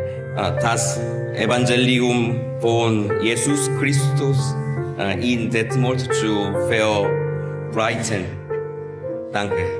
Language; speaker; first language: German; non-native, fluent; Korean